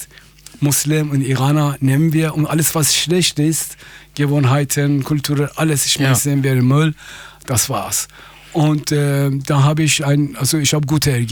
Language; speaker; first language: German; non-native, fluent; Persian